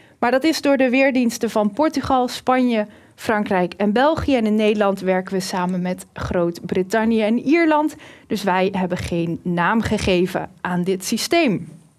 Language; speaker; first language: Dutch; native; Dutch